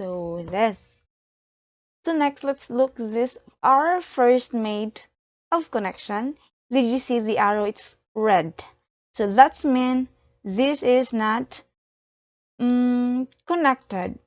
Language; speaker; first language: English; non-native, learner; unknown